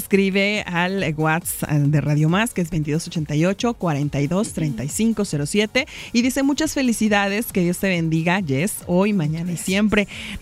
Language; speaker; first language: Spanish; native; Spanish